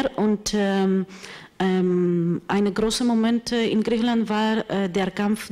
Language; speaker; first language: German; non-native, fluent; Greek